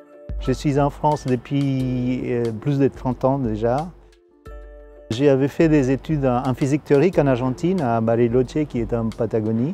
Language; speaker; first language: French; non-native, fluent; Spanish